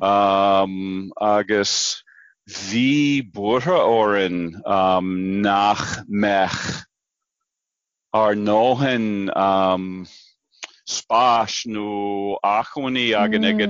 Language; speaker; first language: Irish; non-native, learner; English